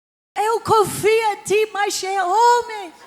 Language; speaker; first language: Portuguese; non-native, learner; English